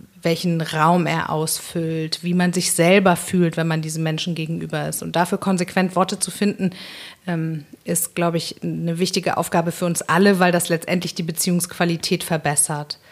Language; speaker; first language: German; native; German